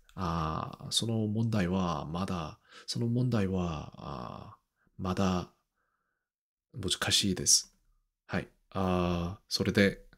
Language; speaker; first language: Japanese; non-native, learner; Korean